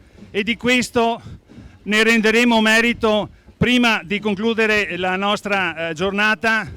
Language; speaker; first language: Italian; native; Italian